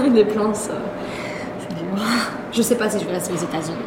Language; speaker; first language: French; early bilingual, other home language; German